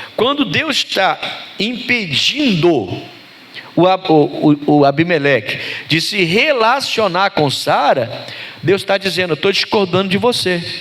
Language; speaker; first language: Portuguese; native; Portuguese